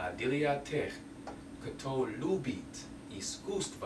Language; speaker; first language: Russian; non-native, learner; English